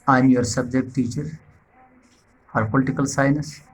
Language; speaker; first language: English; non-native, local second language; Urdu